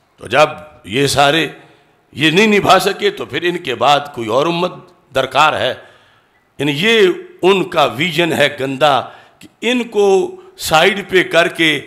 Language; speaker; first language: Urdu; non-native, local second language; Punjabi